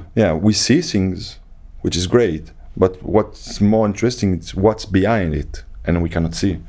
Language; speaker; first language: English; non-native, fluent; French